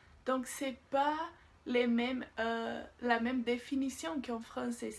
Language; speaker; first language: French; non-native, learner; Portuguese